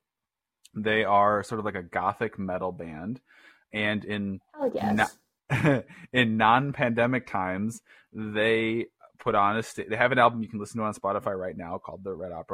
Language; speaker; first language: English; native; English